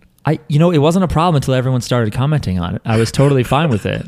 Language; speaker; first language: English; native; English